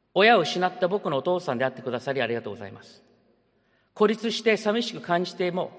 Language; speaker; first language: Japanese; early bilingual, heritage; Japanese